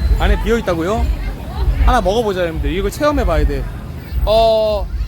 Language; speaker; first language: Korean; native; Korean